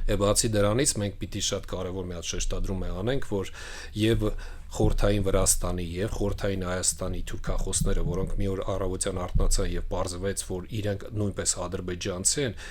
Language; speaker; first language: Armenian; native; Armenian